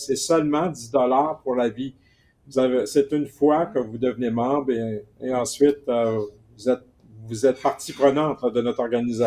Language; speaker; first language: French; native; French